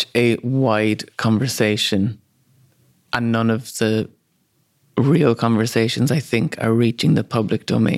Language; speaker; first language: English; native; English